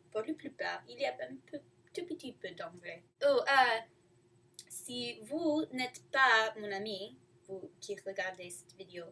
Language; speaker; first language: French; non-native, learner; English